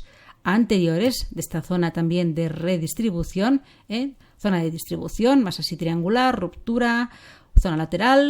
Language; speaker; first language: Spanish; native; Spanish